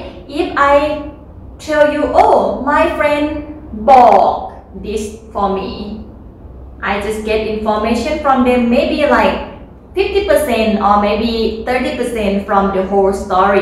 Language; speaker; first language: English; non-native, learner; Thai